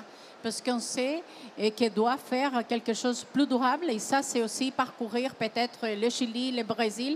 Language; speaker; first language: French; non-native, fluent; Spanish